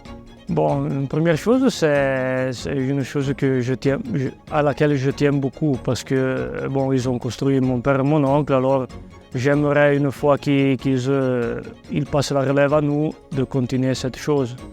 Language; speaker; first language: French; non-native, local second language; Italian